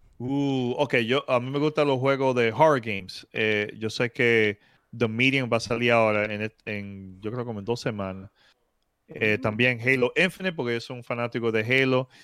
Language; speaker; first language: Spanish; early bilingual, heritage; Spanish